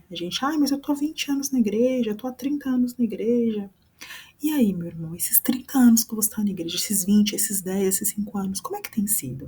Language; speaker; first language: Portuguese; native; Portuguese